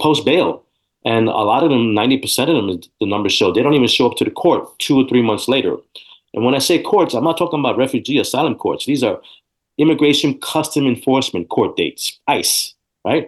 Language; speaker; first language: English; native; English